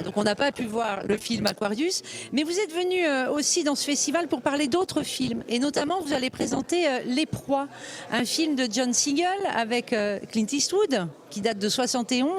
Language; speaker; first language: French; native; French